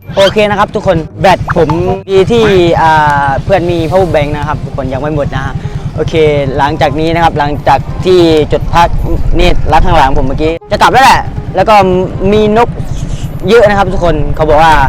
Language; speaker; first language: Thai; non-native, local second language; Pattani Malay